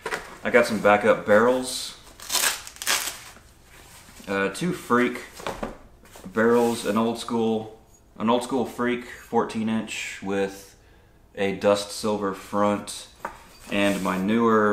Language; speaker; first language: English; native; English